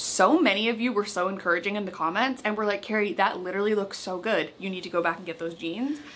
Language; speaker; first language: English; native; English